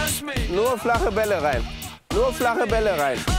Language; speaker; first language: German; native; German